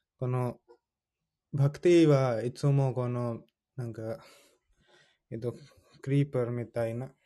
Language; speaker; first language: Japanese; non-native, fluent; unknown